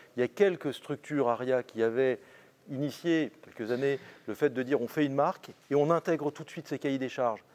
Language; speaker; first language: French; native; French